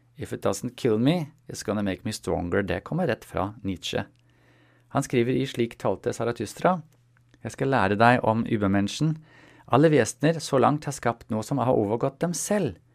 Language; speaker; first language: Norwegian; non-native, fluent; German